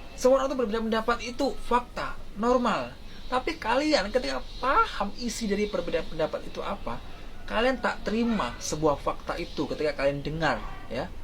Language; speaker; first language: Indonesian; native; Indonesian